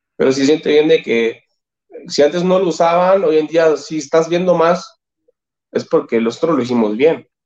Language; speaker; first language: Spanish; native; Spanish